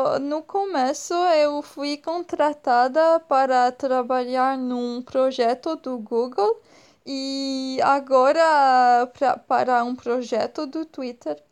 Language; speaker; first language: Portuguese; non-native, fluent; French